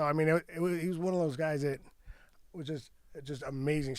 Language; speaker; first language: English; native; English